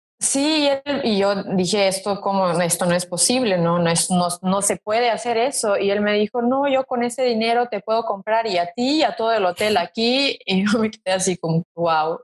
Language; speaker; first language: Spanish; non-native, fluent; Serbian